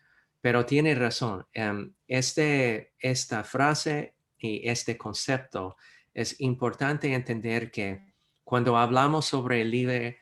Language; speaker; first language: Spanish; non-native, fluent; English